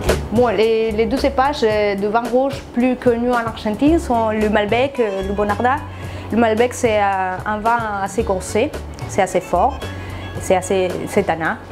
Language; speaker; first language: French; non-native, fluent; Spanish